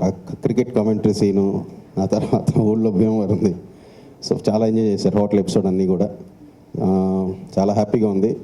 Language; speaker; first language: Telugu; native; Telugu